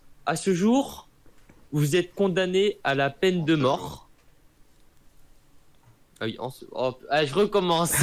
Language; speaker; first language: French; native; French